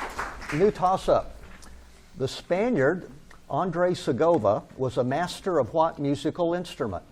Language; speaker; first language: English; native; English